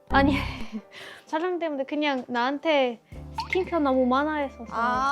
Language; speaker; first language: Korean; non-native, learner; French